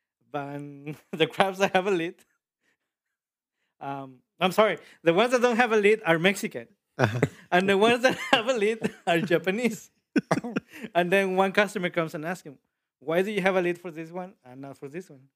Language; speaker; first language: English; early bilingual, other home language; Spanish